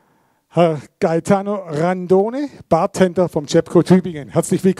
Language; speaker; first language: German; native; German